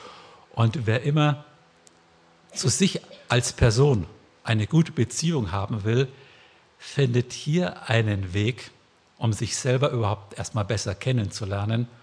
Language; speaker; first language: German; native; German